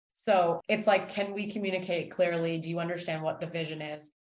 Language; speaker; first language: English; native; English